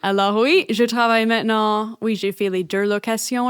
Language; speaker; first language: French; non-native, fluent; English